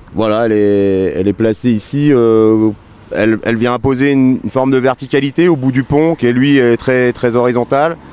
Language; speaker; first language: French; native; French